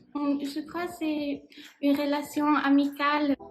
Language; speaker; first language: French; non-native, fluent; Spanish